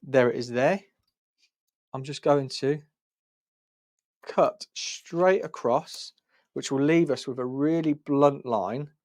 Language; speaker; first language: English; native; English